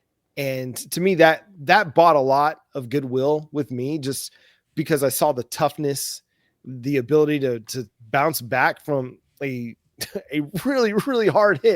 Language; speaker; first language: English; native; English